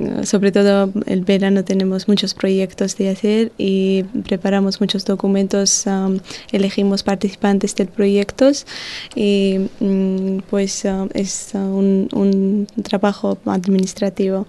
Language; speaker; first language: Spanish; non-native, learner; Georgian